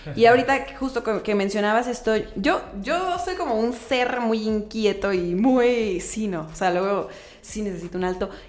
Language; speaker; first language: Spanish; native; Spanish